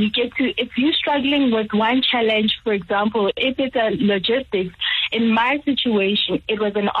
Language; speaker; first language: English; non-native, local second language; Tswana